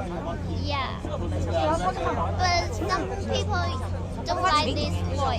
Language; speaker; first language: English; non-native, learner; Chinese